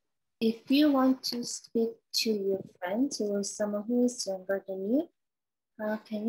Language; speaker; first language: English; non-native, learner; Korean